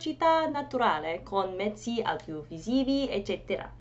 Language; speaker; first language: Italian; non-native, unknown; English